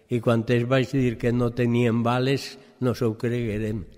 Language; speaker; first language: Catalan; early bilingual, other home language; French